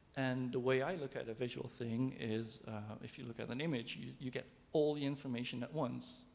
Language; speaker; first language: English; non-native, fluent; Dutch